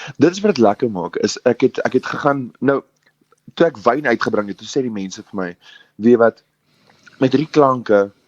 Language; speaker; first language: Afrikaans; native; Afrikaans